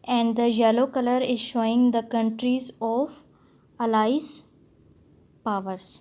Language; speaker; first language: English; non-native, local second language; Urdu